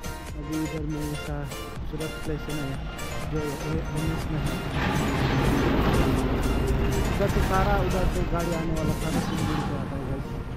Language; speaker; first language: Hindi; non-native, local second language; Nepali